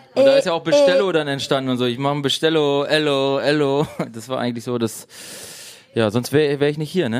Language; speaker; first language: German; native; German